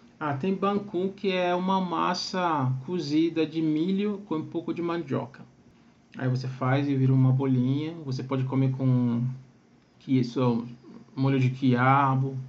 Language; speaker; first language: Portuguese; non-native, fluent; Akan